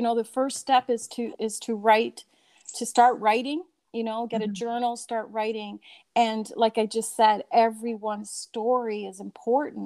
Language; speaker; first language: English; native; English